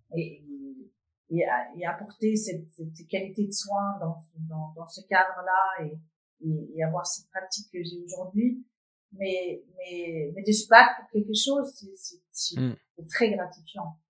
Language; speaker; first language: French; non-native, fluent; Danish